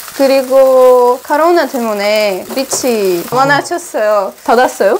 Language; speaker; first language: Korean; non-native, learner; Russian